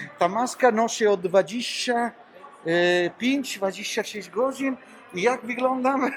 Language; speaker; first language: Polish; non-native, learner; Italian